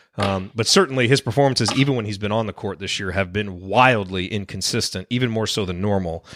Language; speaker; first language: English; native; English